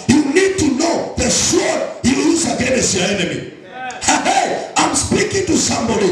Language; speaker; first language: English; non-native, local second language; Swahili